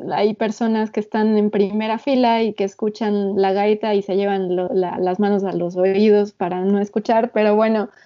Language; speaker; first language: English; non-native, fluent; Spanish